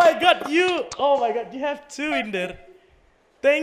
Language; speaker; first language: English; non-native, learner; Indonesian